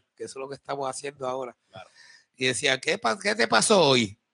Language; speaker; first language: Spanish; native; Spanish